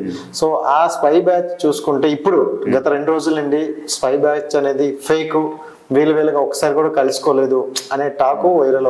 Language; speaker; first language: Telugu; native; Telugu